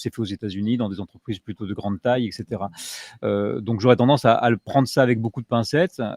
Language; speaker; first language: French; native; French